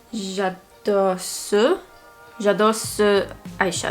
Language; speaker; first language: French; non-native, learner; English